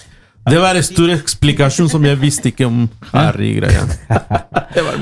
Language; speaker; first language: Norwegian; non-native, learner; Spanish